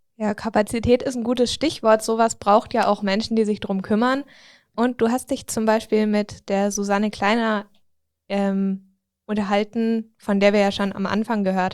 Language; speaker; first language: German; native; German